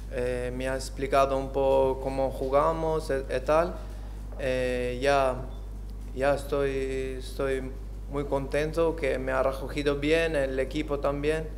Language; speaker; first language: Spanish; non-native, learner; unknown